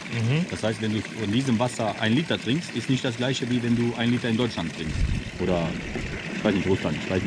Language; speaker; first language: German; non-native, fluent; Bosnian